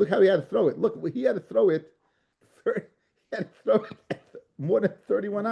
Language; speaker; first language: English; native; English